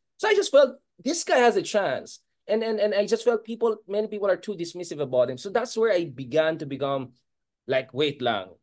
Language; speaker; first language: English; non-native, local second language; Iloko